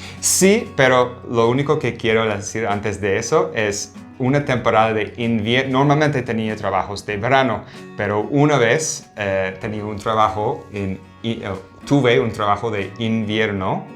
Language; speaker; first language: Spanish; non-native, fluent; English